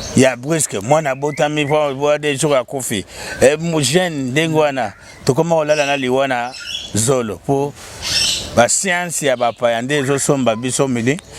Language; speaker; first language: Lingala; non-native, local second language; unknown